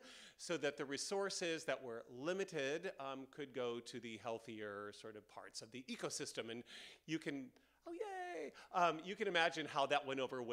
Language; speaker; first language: English; native; English